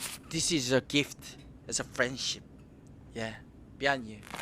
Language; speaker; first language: English; non-native, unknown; Korean